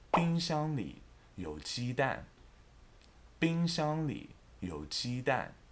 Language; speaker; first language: Chinese; non-native, fluent; English